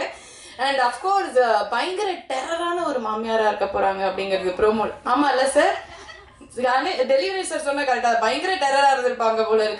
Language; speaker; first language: Tamil; native; Tamil